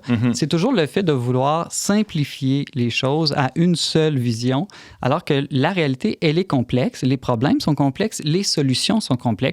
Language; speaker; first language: French; native; French